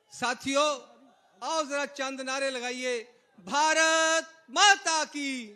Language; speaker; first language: Hindi; non-native, local second language; Punjabi